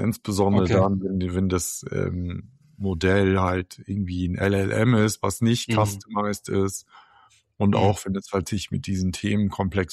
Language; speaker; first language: German; native; German